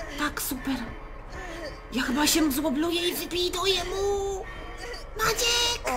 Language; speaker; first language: Polish; native; Polish